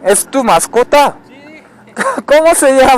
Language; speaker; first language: Spanish; non-native, learner; Korean